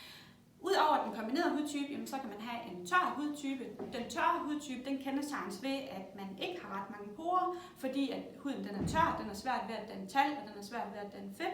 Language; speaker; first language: Danish; native; Danish